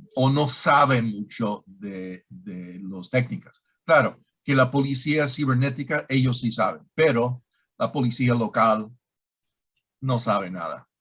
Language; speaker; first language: Spanish; non-native, learner; English